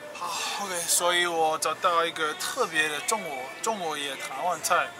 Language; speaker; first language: Chinese; non-native, learner; English